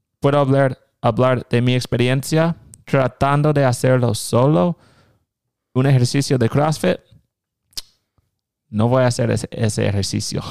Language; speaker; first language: Spanish; non-native, fluent; English